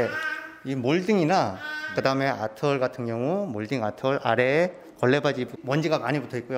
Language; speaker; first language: Korean; native; Korean